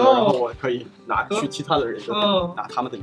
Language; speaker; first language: Chinese; non-native, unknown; Danish